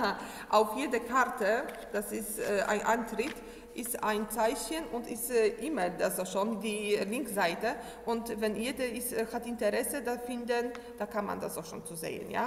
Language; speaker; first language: German; non-native, learner; Polish